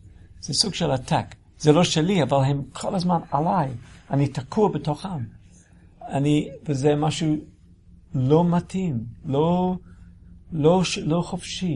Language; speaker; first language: Hebrew; non-native, fluent; English